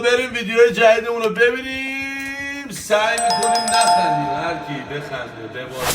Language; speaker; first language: Persian; native; Persian